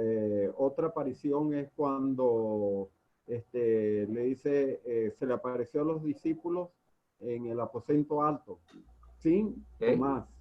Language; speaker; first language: Spanish; native; Spanish